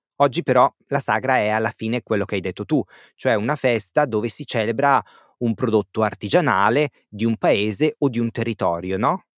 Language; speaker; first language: Italian; native; Italian